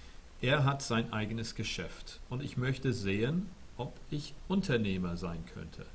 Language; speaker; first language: German; non-native, fluent; English